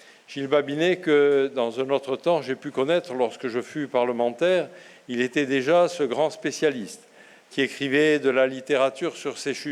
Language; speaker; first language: French; native; French